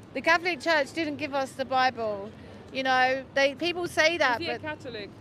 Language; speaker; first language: English; native; English